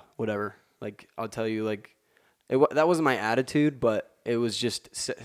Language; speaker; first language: English; native; English